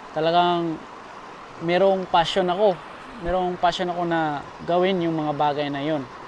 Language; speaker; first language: Filipino; non-native, local second language; Cebuano